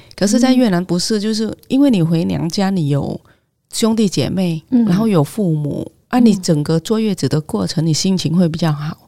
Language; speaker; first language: Chinese; non-native, fluent; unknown